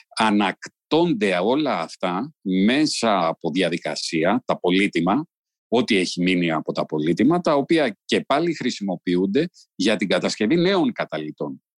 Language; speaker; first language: Greek; native; Greek